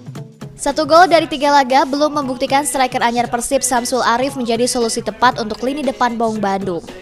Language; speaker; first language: Indonesian; native; Indonesian